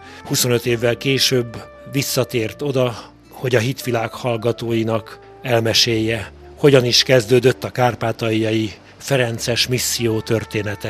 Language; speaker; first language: Hungarian; native; Hungarian